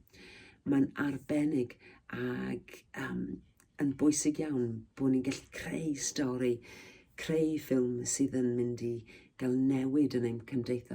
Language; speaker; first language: Welsh; native; Welsh